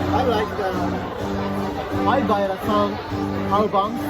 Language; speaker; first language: English; non-native, learner; Japanese